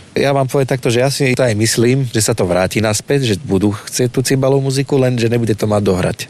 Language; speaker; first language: Slovak; native; Slovak